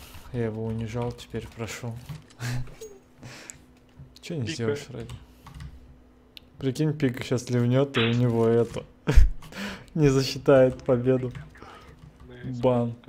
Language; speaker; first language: Russian; native; Russian